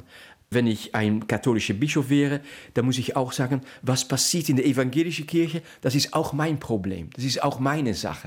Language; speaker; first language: German; non-native, fluent; Dutch